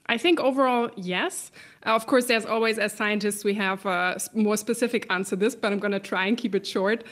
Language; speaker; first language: English; non-native, fluent; German